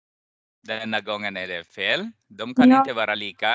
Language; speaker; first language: Swedish; non-native, fluent; Arabic